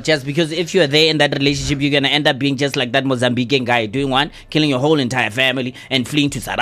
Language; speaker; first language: English; non-native, local second language; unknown